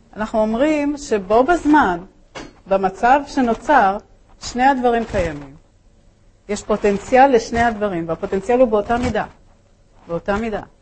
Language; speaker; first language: Hebrew; early bilingual, other home language; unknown